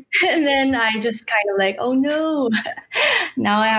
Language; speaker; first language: English; non-native, local second language; Filipino